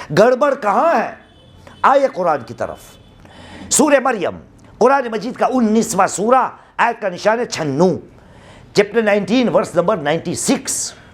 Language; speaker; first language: Urdu; non-native, local second language; Gujarati